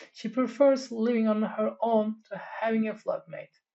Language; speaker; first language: English; non-native, fluent; Turkish